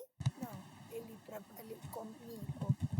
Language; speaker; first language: Portuguese; non-native, fluent; Spanish